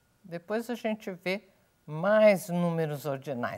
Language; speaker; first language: Portuguese; native; Portuguese